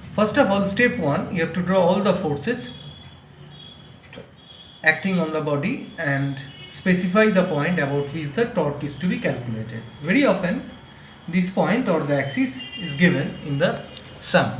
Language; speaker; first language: English; non-native, local second language; Bangla